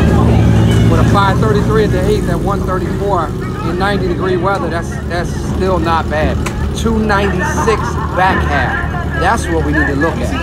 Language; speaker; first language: English; native; English